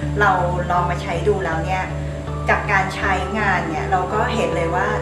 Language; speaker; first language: Thai; native; Thai